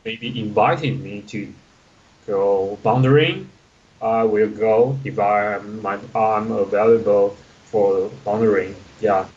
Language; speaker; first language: English; non-native, learner; Chinese